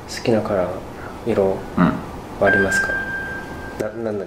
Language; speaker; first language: Japanese; native; Japanese